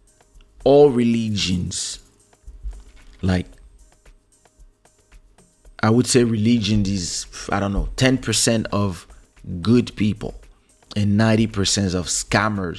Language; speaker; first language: English; non-native, fluent; French